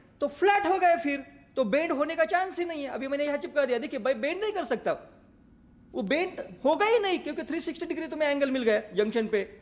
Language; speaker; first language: Hindi; non-native, local second language; Marathi